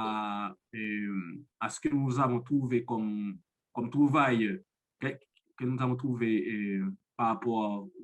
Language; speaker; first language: French; non-native, local second language; Haitian Creole